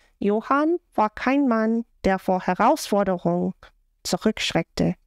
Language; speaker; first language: German; non-native, fluent; English